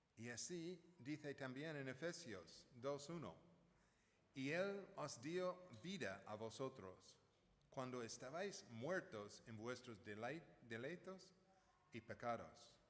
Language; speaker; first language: Spanish; non-native, fluent; English